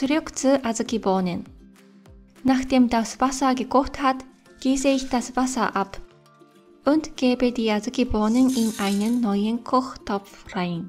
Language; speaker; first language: German; non-native, fluent; Japanese